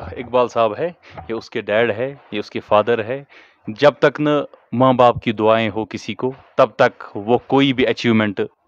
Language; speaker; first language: Hindi; non-native, local second language; Kashmiri